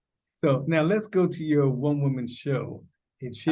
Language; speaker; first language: English; native; English